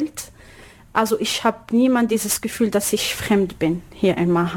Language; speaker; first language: German; non-native, learner; Arabic